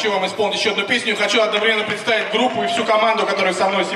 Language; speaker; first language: Russian; native; Russian